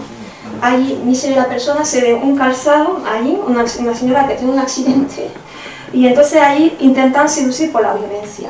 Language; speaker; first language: Spanish; non-native, fluent; French